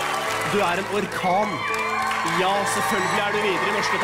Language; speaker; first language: Norwegian; early bilingual, other home language; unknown